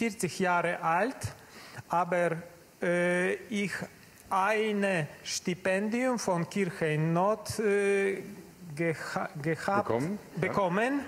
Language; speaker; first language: German; non-native, learner; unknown